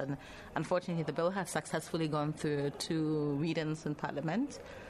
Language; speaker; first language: English; non-native, local second language; Akan